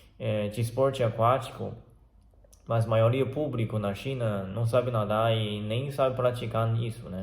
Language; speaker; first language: Portuguese; non-native, learner; Chinese